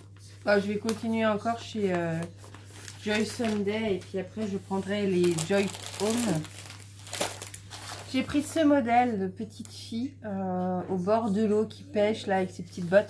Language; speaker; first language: French; native; French